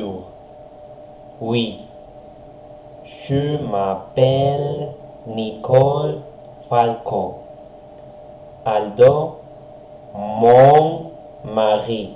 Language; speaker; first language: French; non-native, learner; Spanish